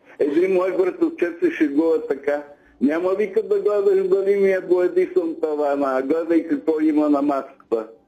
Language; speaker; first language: Bulgarian; native; Bulgarian